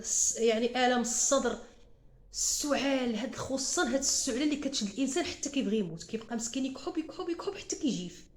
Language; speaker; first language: Arabic; native; Arabic